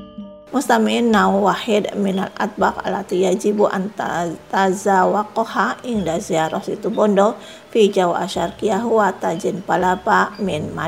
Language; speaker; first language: Arabic; non-native, fluent; Indonesian